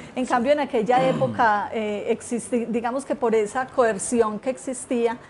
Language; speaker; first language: Spanish; native; Spanish